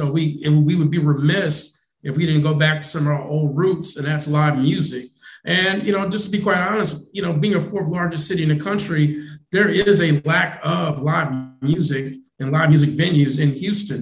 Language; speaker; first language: English; native; English